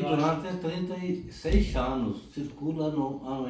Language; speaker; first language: Portuguese; non-native, fluent; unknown